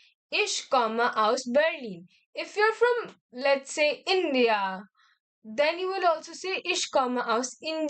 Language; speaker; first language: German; non-native, learner; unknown